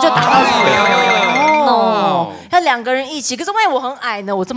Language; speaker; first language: Chinese; native; Chinese